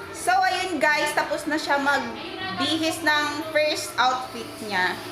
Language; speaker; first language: Filipino; non-native, local second language; Waray